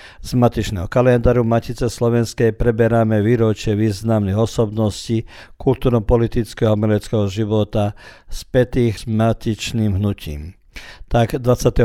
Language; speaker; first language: Slovak; early bilingual, heritage; Croatian